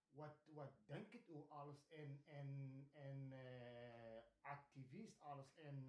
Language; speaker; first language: Dutch; non-native, fluent; Kurdish